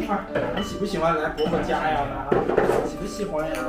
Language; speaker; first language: Chinese; non-native, fluent; English